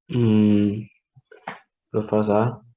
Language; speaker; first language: French; non-native, learner; Vietnamese